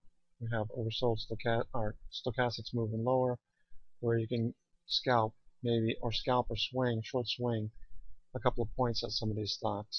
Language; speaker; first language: English; native; English